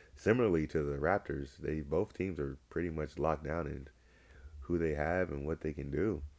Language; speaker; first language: English; native; English